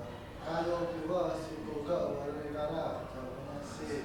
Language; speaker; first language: Japanese; non-native, learner; Indonesian